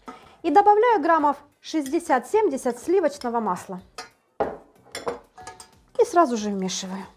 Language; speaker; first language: Russian; native; Russian